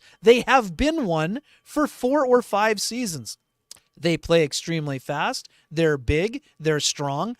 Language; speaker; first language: English; native; English